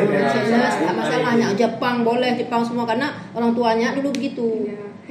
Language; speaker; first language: Indonesian; non-native, local second language; Achinese